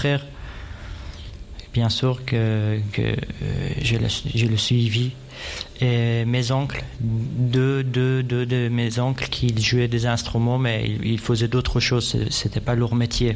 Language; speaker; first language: French; non-native, fluent; Persian